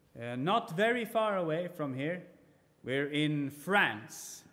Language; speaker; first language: English; non-native, fluent; Swedish